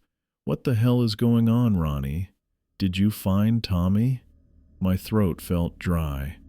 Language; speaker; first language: English; native; English